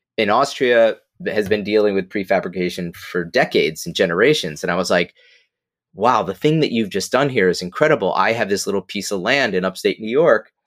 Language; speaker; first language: English; native; English